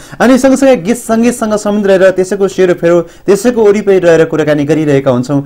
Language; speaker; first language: Nepali; native; Nepali